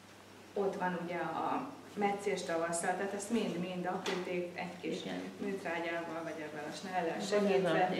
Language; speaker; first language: Hungarian; native; Hungarian